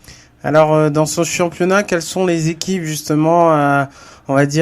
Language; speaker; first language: French; native; French